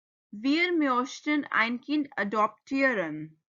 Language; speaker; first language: German; non-native, fluent; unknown